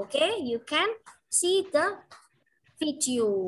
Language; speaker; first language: English; non-native, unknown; Indonesian